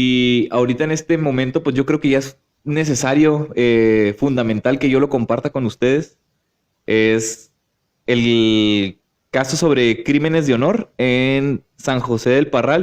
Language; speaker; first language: Spanish; native; Spanish